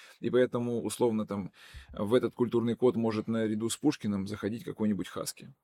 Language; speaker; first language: Russian; non-native, local second language; Udmurt